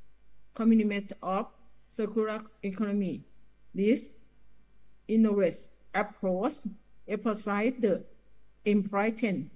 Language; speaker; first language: English; non-native, learner; Thai